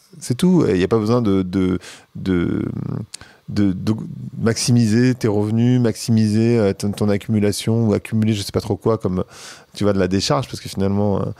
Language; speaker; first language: French; native; French